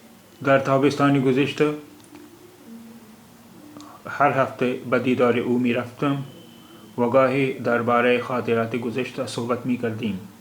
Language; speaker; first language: Persian; non-native, fluent; Urdu